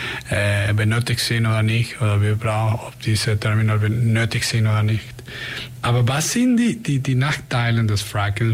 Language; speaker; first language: German; non-native, fluent; Spanish